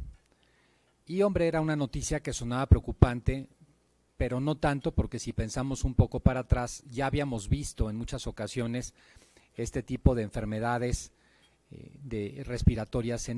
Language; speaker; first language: Spanish; native; Spanish